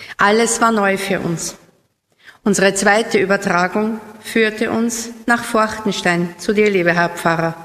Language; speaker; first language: German; native; German